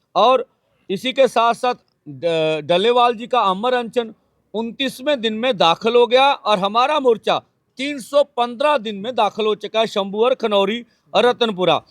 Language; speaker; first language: Hindi; non-native, local second language; Punjabi